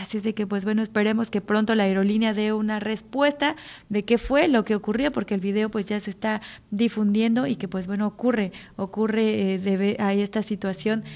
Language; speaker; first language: Spanish; native; Spanish